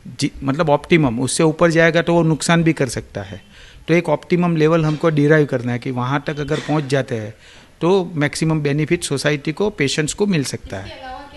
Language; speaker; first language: Hindi; non-native, local second language; Gujarati